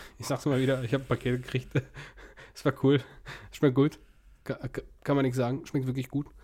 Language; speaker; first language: German; early bilingual, other home language; Russian